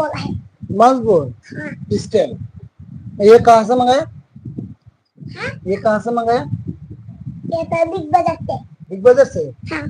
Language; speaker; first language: Hindi; non-native, local second language; Bangla